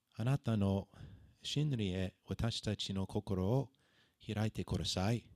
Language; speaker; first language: Japanese; non-native, fluent; English